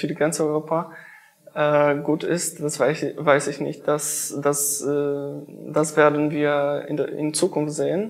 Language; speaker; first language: German; non-native, fluent; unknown